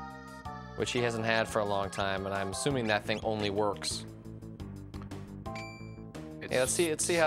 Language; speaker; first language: English; native; English